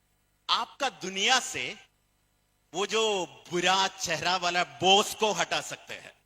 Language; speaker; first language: Hindi; non-native, fluent; Bangla